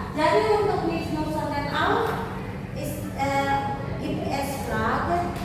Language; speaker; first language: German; non-native, fluent; Indonesian